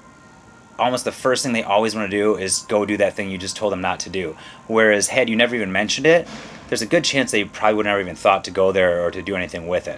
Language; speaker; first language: English; native; English